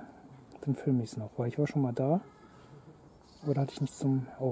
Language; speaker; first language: German; native; German